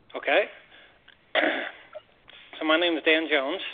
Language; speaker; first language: English; native; English